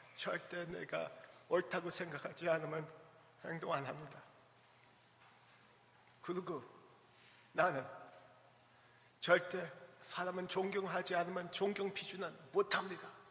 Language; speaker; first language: Korean; early bilingual, heritage; English